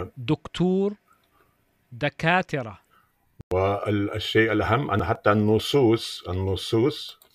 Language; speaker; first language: Arabic; non-native, fluent; German